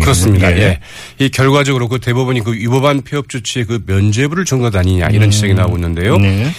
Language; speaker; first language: Korean; native; Korean